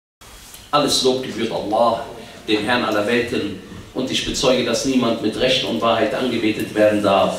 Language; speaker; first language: German; early bilingual, other home language; Arabic